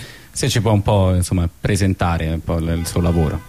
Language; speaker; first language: Italian; native; Italian